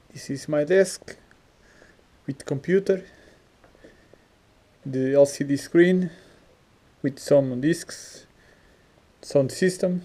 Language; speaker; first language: English; non-native, learner; Portuguese